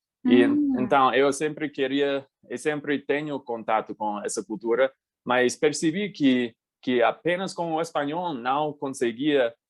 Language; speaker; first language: Portuguese; non-native, fluent; English